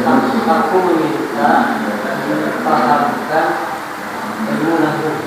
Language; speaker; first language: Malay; non-native, local second language; Javanese